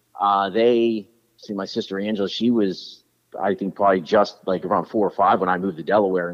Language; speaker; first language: English; native; English